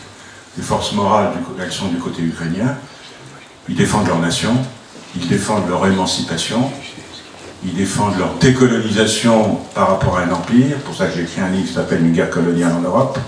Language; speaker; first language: French; native; French